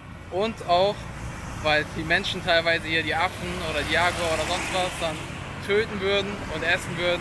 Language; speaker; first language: German; native; German